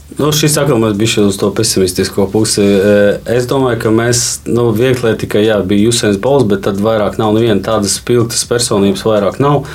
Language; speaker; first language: Latvian; non-native, local second language; Russian